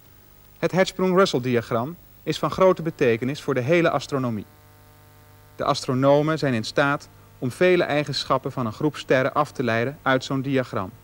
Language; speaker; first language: Dutch; native; Dutch